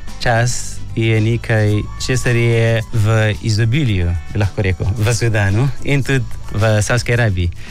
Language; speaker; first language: Slovenian; non-native, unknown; Arabic